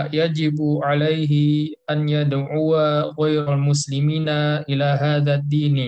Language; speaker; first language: Arabic; non-native, learner; Indonesian